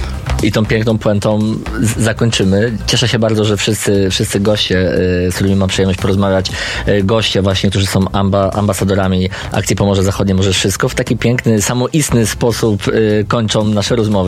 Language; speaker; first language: Polish; native; Polish